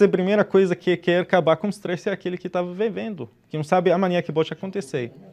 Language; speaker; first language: Portuguese; non-native, fluent; Arabic